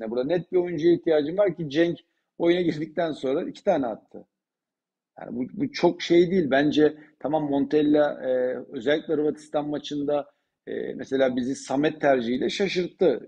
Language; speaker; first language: Turkish; native; Turkish